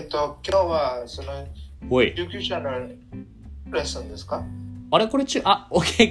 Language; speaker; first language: Japanese; non-native, learner; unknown